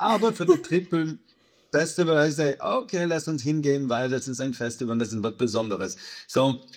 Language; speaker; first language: German; non-native, fluent; English